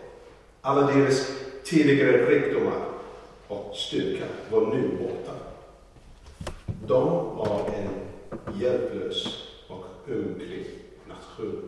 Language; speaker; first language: Swedish; non-native, learner; English